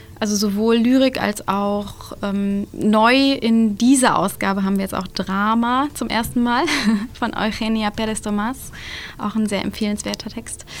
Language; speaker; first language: German; native; German